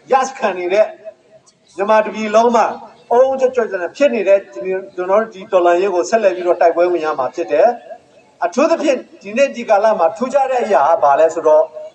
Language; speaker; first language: Burmese; non-native, local second language; S'gaw Karen